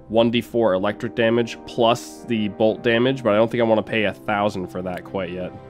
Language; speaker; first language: English; native; English